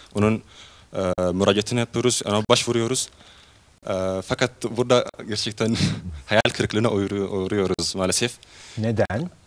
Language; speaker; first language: Turkish; non-native, fluent; Oromo